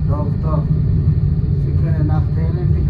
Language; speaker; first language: German; non-native, learner; Serbian